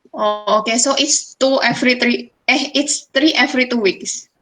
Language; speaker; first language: English; non-native, fluent; Indonesian